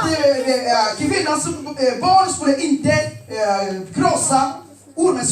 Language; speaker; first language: Swedish; non-native, fluent; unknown